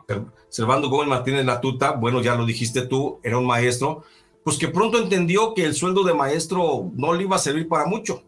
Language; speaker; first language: Spanish; native; Spanish